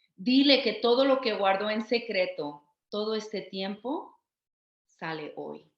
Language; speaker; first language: Spanish; early bilingual, other home language; English